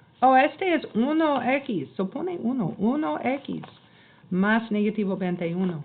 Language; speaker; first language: Spanish; non-native, learner; English